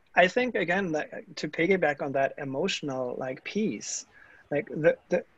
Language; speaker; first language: English; non-native, fluent; German